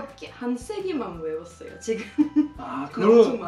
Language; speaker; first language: Korean; non-native, fluent; Swedish